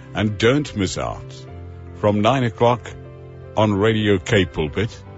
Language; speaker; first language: English; non-native, local second language; Afrikaans